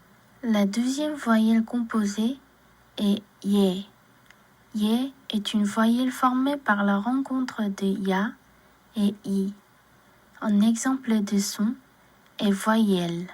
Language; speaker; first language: French; non-native, learner; Korean